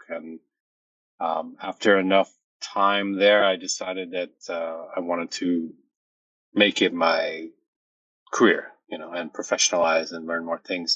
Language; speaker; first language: English; native; English